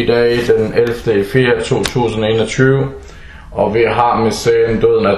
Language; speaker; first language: Danish; non-native, fluent; Arabic